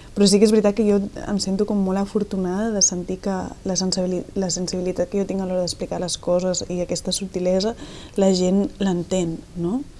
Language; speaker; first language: Catalan; native; Catalan